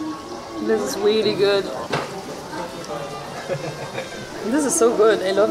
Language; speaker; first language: English; non-native, fluent; German